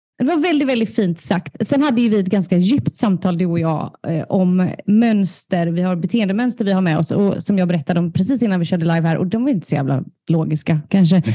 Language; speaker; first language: Swedish; native; Swedish